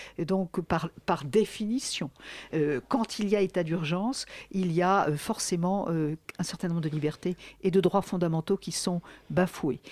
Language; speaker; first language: French; native; French